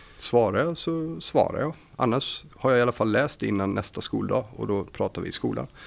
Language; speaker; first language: Swedish; native; Swedish